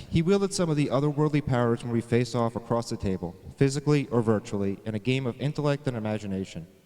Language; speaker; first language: English; native; English